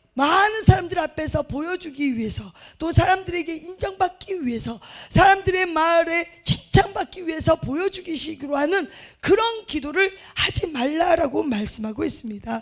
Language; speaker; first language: Korean; native; Korean